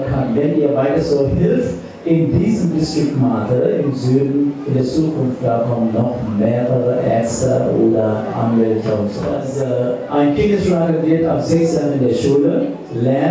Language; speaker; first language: German; non-native, fluent; Sinhala